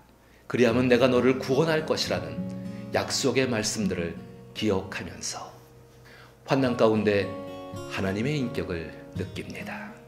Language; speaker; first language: Korean; native; Korean